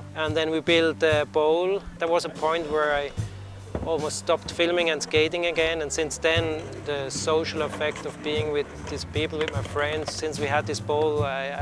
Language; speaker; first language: English; non-native, fluent; Swiss German